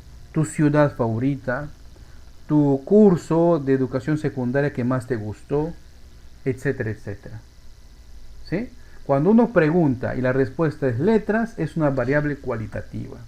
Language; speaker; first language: Spanish; native; Spanish